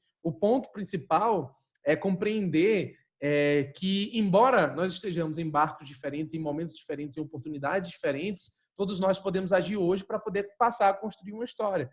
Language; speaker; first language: Portuguese; native; Portuguese